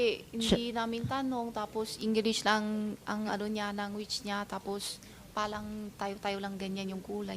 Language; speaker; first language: Filipino; non-native, fluent; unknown